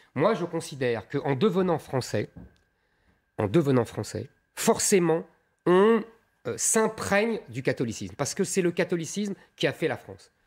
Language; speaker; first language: French; native; French